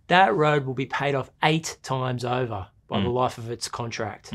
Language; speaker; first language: English; native; English